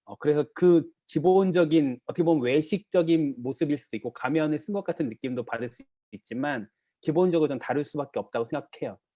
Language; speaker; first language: Korean; native; Korean